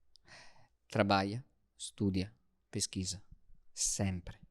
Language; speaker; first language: Portuguese; non-native, learner; Italian